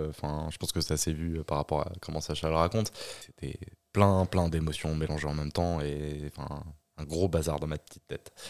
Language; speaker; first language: French; native; French